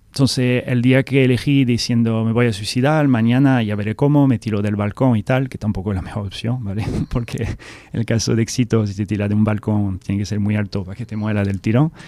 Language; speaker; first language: Spanish; non-native, fluent; French